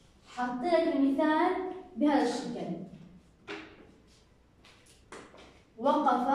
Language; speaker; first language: Arabic; native; Arabic